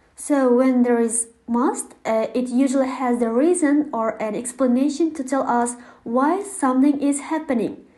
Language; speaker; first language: English; non-native, fluent; Kazakh